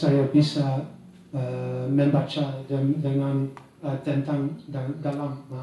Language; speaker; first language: Indonesian; non-native, learner; Dutch